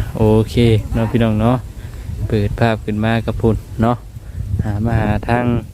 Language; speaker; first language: Thai; native; Thai